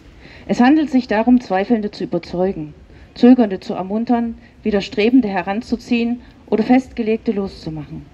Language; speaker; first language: German; native; German